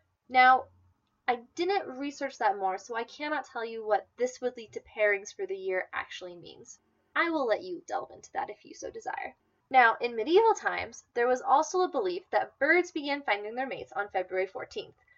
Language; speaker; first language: English; native; English